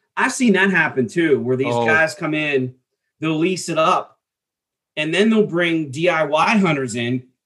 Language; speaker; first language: English; native; English